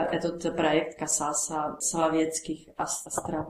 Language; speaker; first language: Russian; non-native, learner; Czech